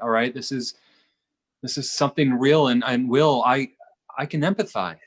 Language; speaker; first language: English; native; English